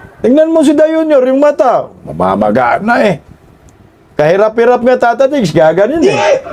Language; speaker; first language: Filipino; non-native, local second language; Cebuano